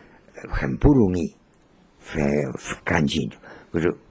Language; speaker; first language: Chinese; non-native, learner; Spanish